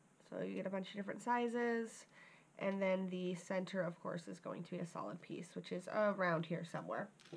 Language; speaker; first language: English; native; English